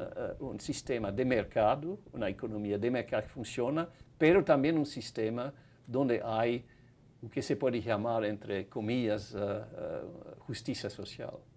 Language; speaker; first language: Spanish; non-native, fluent; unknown